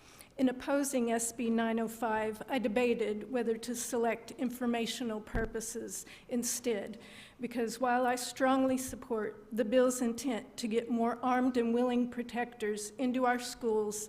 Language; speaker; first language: English; native; English